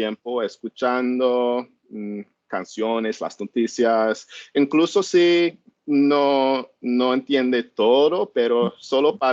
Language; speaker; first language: Spanish; non-native, learner; English